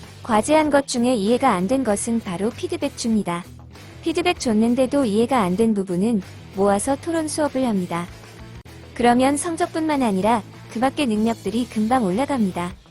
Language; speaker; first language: Korean; native; Korean